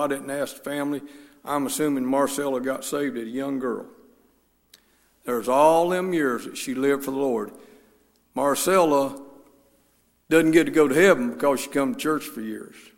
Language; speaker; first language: English; native; English